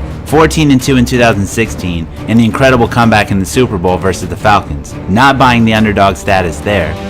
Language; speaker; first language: English; native; English